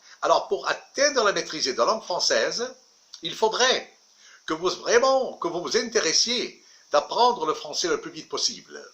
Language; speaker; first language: French; non-native, local second language; Arabic